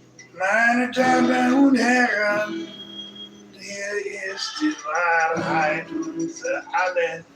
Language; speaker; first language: German; non-native, learner; English